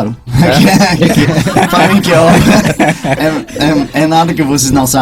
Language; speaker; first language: Portuguese; non-native, fluent; English